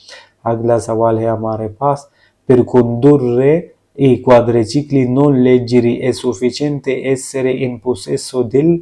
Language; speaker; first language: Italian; non-native, learner; Urdu